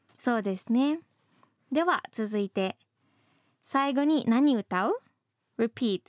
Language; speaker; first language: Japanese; non-native, fluent; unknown